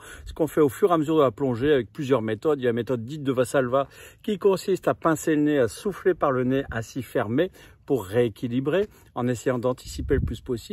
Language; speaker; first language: French; native; French